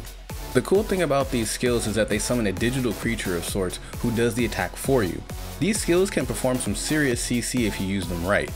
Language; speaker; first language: English; native; English